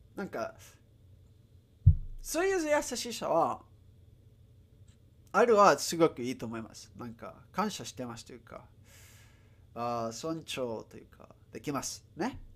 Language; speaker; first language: Japanese; non-native, learner; Spanish